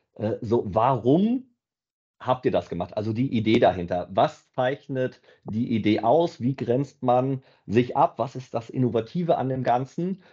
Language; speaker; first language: German; native; German